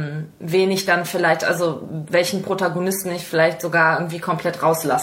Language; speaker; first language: German; native; German